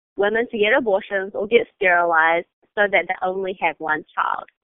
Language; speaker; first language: English; native; English